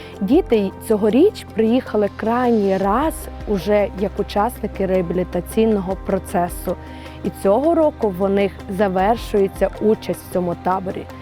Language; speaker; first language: Ukrainian; native; Ukrainian